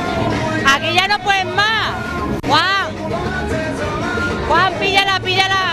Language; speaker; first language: Spanish; native; Spanish